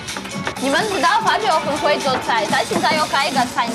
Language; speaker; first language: Chinese; non-native, fluent; Russian